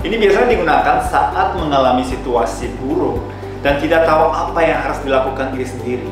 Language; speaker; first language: Indonesian; non-native, fluent; Japanese